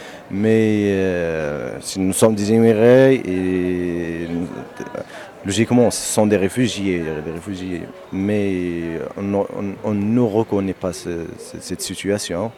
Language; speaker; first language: French; non-native, local second language; Berber languages